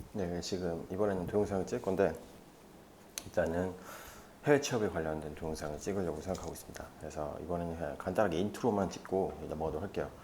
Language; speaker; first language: Korean; native; Korean